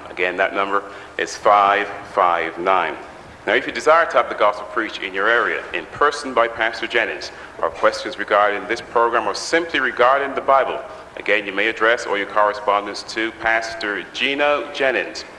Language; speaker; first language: English; native; English